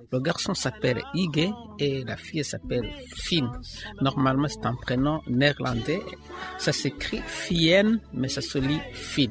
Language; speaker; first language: French; non-native, local second language; Rundi